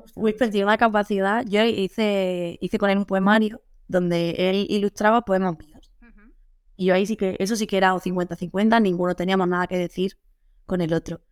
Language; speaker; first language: Spanish; native; Spanish